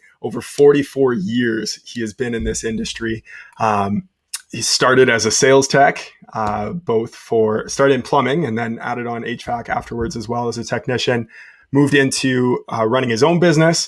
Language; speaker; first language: English; native; English